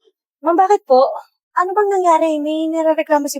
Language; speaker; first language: Filipino; native; Filipino